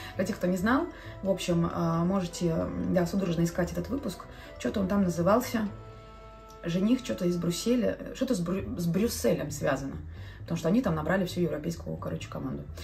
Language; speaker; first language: Russian; non-native, local second language; Latvian